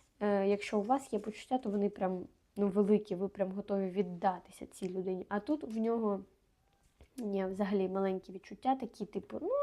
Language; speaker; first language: Ukrainian; non-native, local second language; Russian